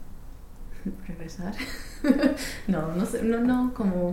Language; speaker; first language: Spanish; non-native, fluent; English